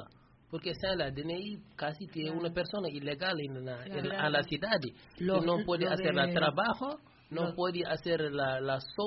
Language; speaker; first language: Spanish; non-native, learner; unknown